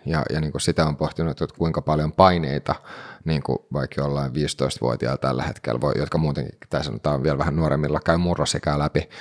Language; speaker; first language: Finnish; native; Finnish